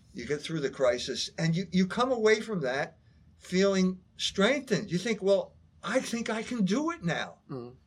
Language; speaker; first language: English; native; English